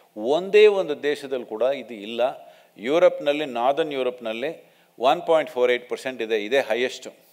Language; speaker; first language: Kannada; non-native, local second language; Telugu